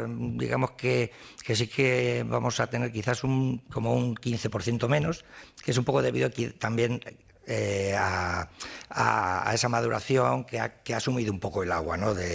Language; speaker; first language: Spanish; native; Spanish